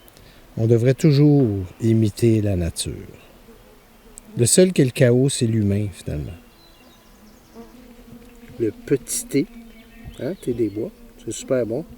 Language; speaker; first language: French; native; French